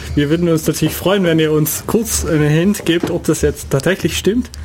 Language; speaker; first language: German; non-native, fluent; Dutch